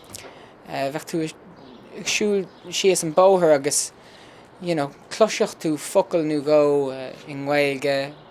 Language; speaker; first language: Irish; early bilingual, heritage; English